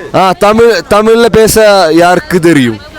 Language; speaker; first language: Tamil; non-native, learner; Malayalam